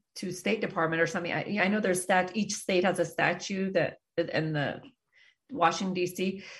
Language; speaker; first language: English; early bilingual, other home language; Persian